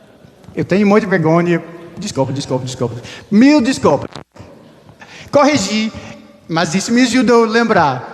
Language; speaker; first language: Portuguese; non-native, learner; English